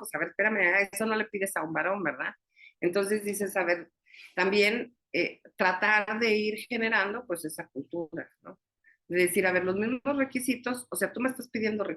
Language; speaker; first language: Spanish; native; Spanish